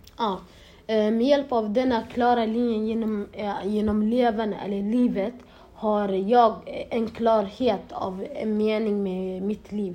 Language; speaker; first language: Swedish; early bilingual, other home language; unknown